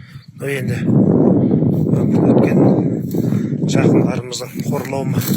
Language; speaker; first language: Kazakh; native; Kazakh